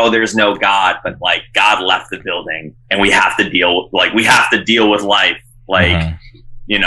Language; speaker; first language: English; native; English